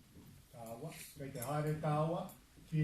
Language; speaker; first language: Māori; non-native, local second language; English